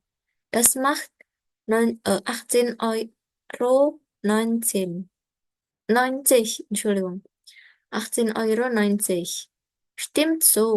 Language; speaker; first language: German; non-native, learner; Indonesian